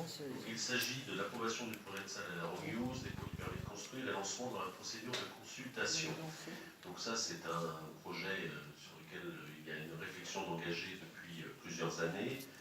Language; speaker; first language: French; native; French